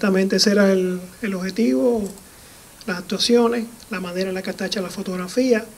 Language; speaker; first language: Spanish; native; Spanish